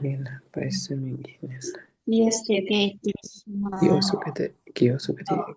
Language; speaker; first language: Japanese; non-native, learner; Sinhala